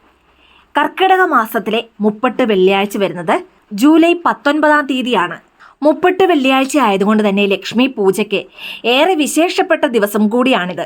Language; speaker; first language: Malayalam; native; Malayalam